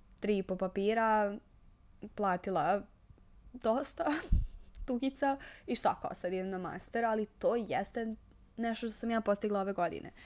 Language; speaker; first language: Serbian; native; Serbian